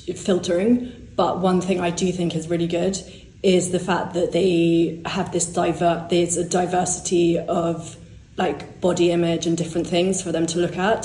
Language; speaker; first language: English; native; English